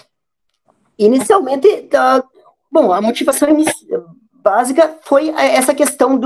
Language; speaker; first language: Portuguese; native; Portuguese